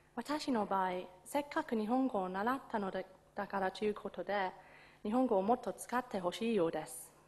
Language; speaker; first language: Japanese; non-native, fluent; English